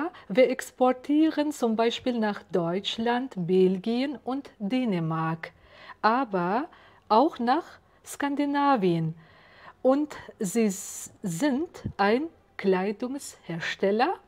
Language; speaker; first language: German; non-native, fluent; Uzbek